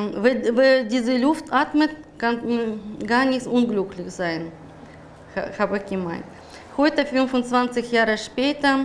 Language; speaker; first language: German; non-native, fluent; Russian